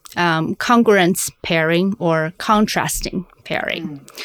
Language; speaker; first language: English; non-native, fluent; Chinese